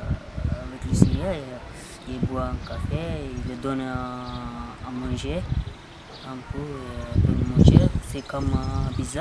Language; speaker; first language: French; non-native, learner; Arabic